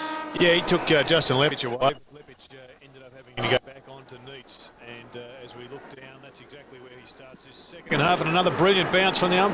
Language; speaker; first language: English; native; English